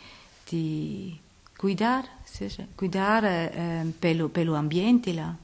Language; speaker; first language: Portuguese; non-native, learner; Italian